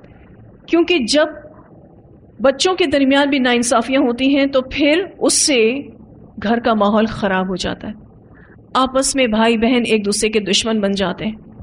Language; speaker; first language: Urdu; native; Urdu